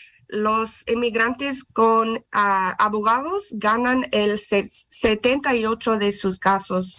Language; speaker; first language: Spanish; non-native, fluent; English